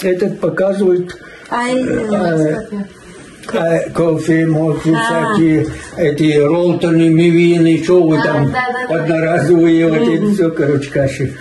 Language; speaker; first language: Russian; non-native, fluent; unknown